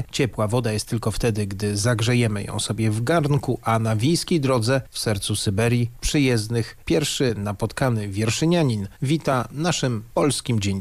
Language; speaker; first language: Polish; native; Polish